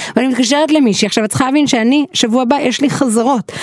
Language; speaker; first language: Hebrew; native; Hebrew